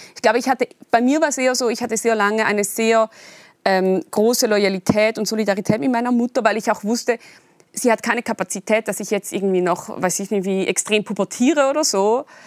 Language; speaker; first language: German; native; German